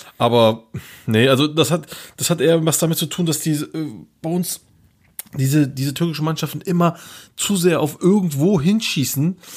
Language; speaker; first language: German; early bilingual, other home language; Turkish